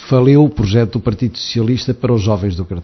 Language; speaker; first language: Portuguese; native; Portuguese